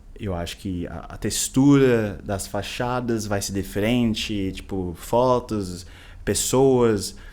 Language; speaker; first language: Portuguese; non-native, fluent; English